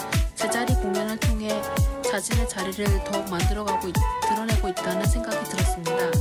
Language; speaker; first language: Korean; native; Korean